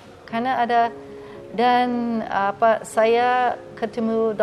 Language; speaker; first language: Indonesian; non-native, fluent; English